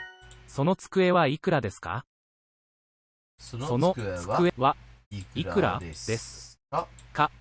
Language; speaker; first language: Japanese; non-native, learner; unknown